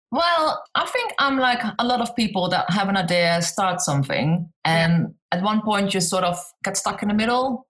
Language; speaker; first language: English; non-native, fluent; Dutch